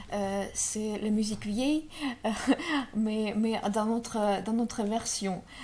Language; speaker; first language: French; non-native, learner; Russian